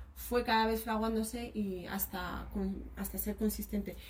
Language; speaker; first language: Spanish; early bilingual, other home language; Arabic